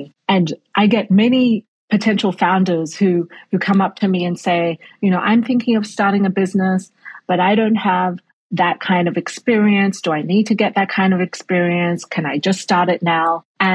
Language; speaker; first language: English; native; English